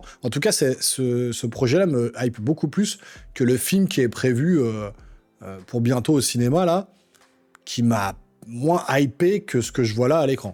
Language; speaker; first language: French; native; French